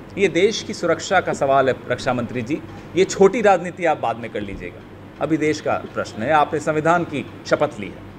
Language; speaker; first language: Hindi; native; Hindi